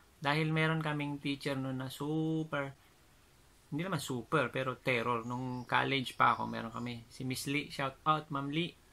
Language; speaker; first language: Filipino; non-native, local second language; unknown